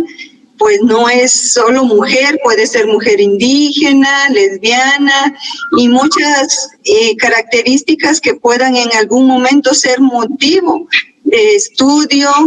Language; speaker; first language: Spanish; native; Spanish